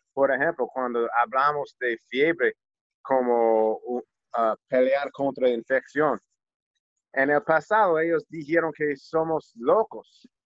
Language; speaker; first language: Spanish; non-native, learner; English